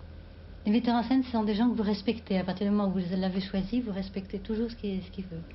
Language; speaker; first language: French; native; French